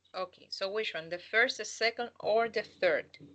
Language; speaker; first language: English; non-native, fluent; Spanish